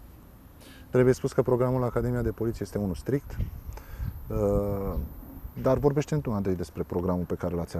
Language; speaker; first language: Romanian; native; Romanian